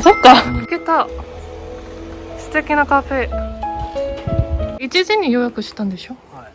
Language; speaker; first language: Japanese; non-native, learner; Korean